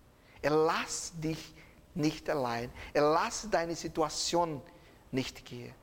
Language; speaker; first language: German; non-native, fluent; Portuguese